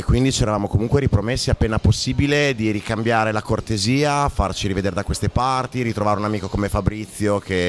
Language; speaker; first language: Italian; native; Italian